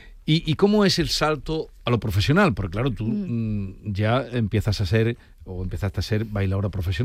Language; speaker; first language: Spanish; native; Spanish